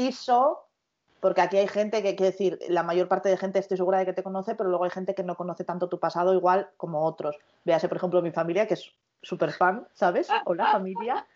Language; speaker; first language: Spanish; native; Spanish